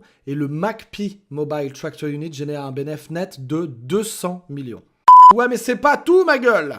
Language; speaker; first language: French; native; French